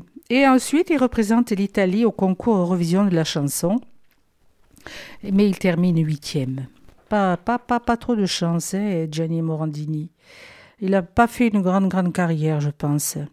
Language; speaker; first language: French; native; French